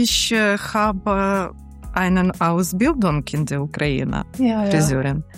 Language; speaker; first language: German; non-native, learner; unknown